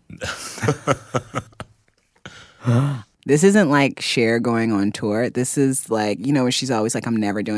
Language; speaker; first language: English; native; English